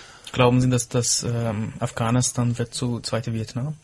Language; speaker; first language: German; non-native, fluent; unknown